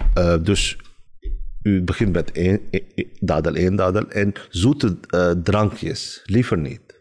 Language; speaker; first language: Dutch; non-native, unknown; Urdu